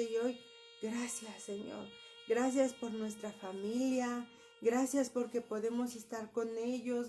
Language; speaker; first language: Spanish; native; Spanish